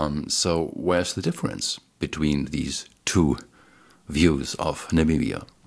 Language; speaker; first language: English; non-native, fluent; German